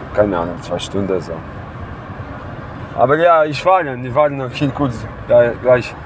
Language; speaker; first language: German; non-native, learner; Polish